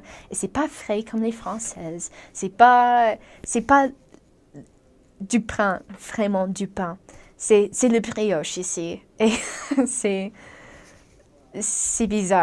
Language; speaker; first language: French; non-native, fluent; English